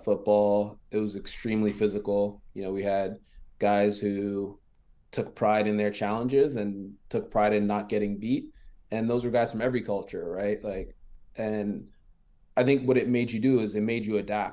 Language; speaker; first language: English; early bilingual, other home language; French